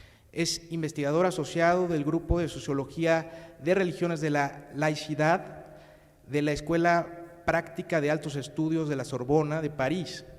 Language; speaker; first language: Spanish; native; Spanish